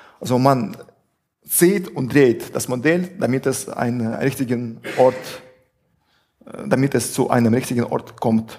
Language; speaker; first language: German; non-native, fluent; Russian